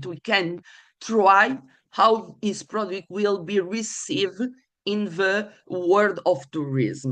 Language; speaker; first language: English; non-native, fluent; Portuguese